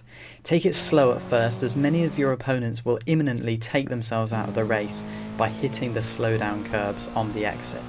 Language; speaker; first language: English; native; English